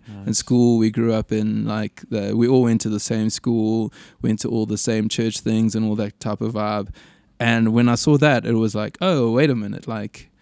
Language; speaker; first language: English; native; English